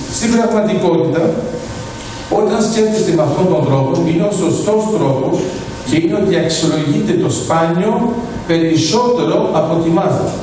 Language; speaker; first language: Greek; early bilingual, heritage; Greek